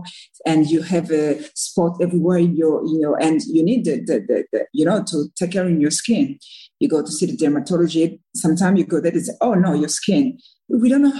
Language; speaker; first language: English; non-native, learner; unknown